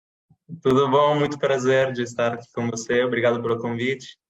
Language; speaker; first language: Portuguese; non-native, fluent; Italian